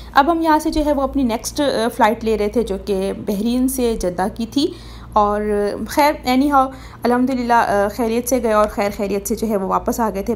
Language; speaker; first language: Urdu; native; Urdu